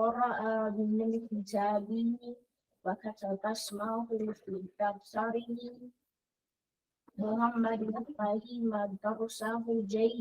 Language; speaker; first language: Arabic; non-native, learner; English